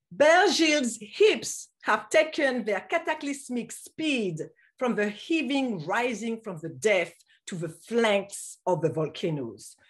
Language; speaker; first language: English; non-native, fluent; French